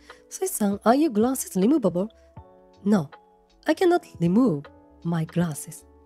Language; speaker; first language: English; non-native, learner; Japanese